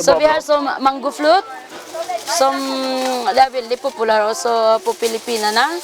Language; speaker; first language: Norwegian; non-native, learner; Filipino